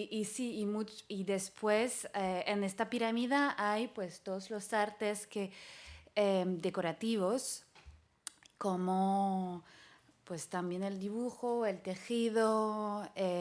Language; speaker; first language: Spanish; non-native, fluent; French